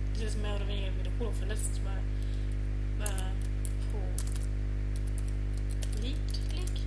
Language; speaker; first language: Swedish; non-native, learner; German